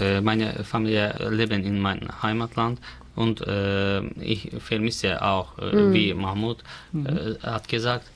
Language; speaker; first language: German; non-native, learner; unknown